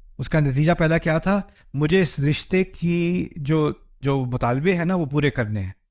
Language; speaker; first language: Urdu; early bilingual, heritage; Urdu